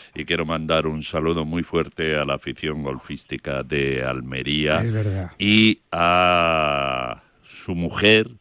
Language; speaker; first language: Spanish; native; Spanish